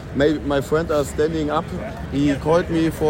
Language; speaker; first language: English; non-native, learner; German